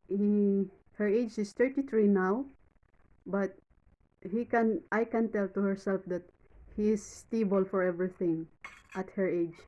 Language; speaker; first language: English; non-native, local second language; Filipino